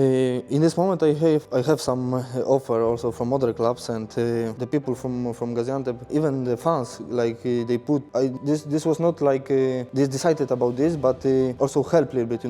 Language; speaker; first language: English; non-native, fluent; Polish